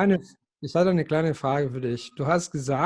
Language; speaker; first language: German; non-native, fluent; Italian